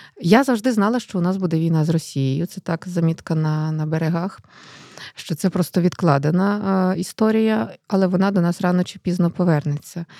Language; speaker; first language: Ukrainian; native; Ukrainian